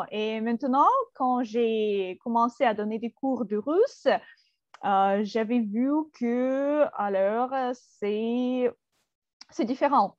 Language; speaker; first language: French; non-native, fluent; Russian